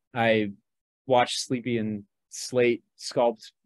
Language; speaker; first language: English; native; English